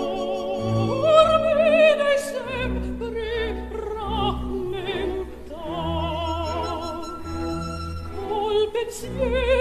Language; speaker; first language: English; non-native, local second language; Yoruba